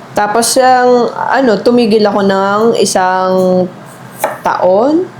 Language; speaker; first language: Filipino; native; Filipino